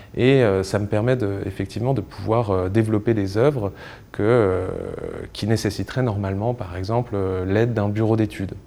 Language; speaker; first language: French; native; French